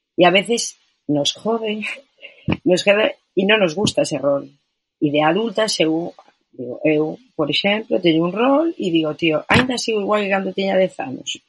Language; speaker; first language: Galician; non-native, local second language; Spanish